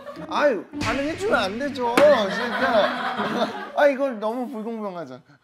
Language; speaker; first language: Korean; non-native, fluent; Thai